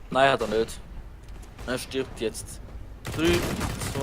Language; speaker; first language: German; native; German